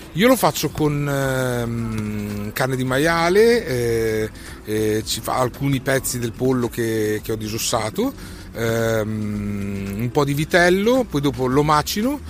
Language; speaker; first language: Italian; native; Italian